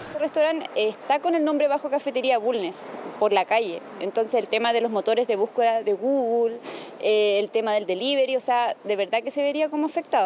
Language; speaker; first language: Spanish; native; Spanish